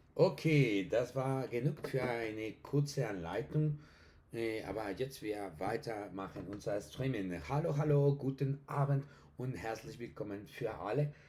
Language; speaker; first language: German; non-native, learner; Spanish